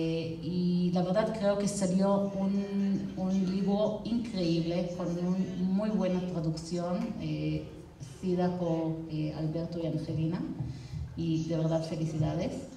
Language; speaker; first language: Spanish; non-native, fluent; Hebrew